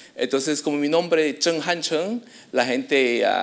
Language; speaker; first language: Spanish; early bilingual, other home language; Chinese